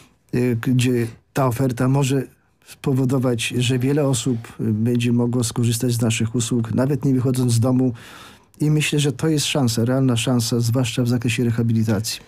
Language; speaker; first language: Polish; native; Polish